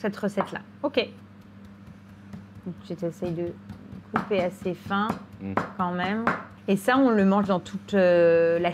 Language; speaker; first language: French; native; French